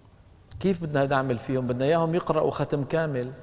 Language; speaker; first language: Arabic; native; Arabic